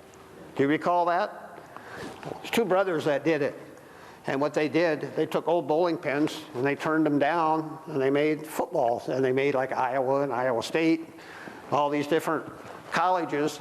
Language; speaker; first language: English; native; English